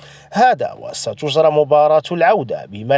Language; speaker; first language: Arabic; native; Arabic